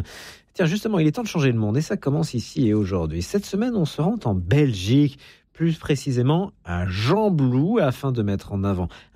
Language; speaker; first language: French; native; French